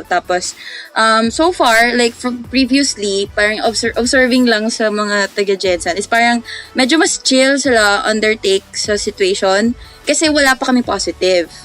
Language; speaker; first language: Filipino; non-native, local second language; Cebuano